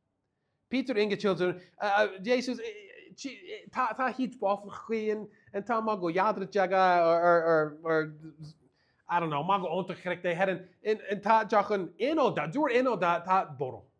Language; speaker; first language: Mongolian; non-native, fluent; English